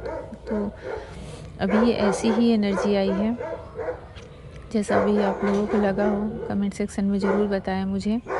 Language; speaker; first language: Hindi; native; Hindi